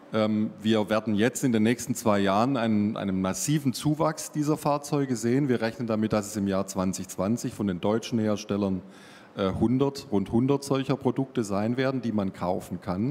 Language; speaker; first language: German; native; German